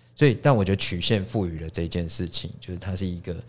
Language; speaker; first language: Chinese; native; Chinese